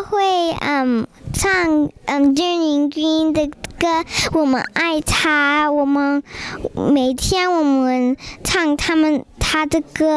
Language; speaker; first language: Chinese; early bilingual, heritage; Chinese